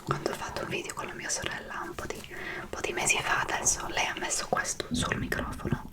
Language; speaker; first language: Italian; non-native, fluent; English